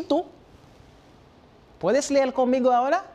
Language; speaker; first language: Spanish; non-native, fluent; French